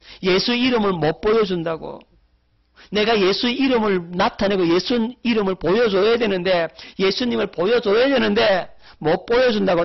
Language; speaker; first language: Korean; native; Korean